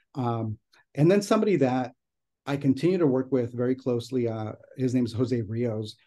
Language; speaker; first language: English; native; English